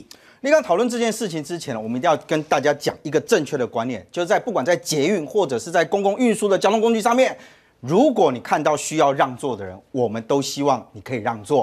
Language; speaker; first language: Chinese; native; Chinese